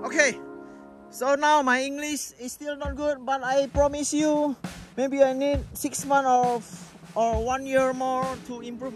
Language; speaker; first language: English; non-native, learner; Indonesian